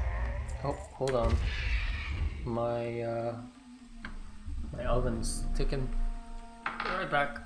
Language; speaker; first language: English; native; English